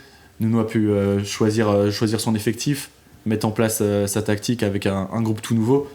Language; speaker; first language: French; native; French